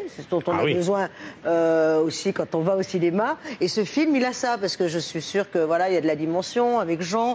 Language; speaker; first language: French; native; French